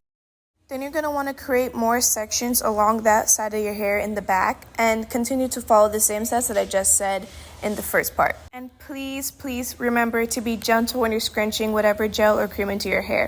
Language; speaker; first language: English; native; English